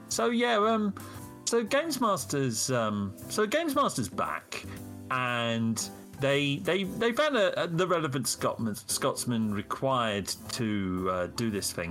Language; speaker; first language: English; native; English